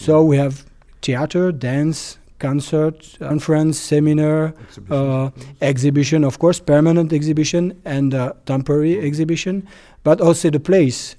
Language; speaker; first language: English; non-native, learner; French